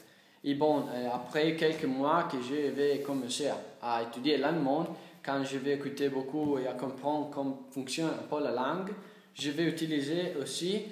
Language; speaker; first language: French; non-native, learner; Italian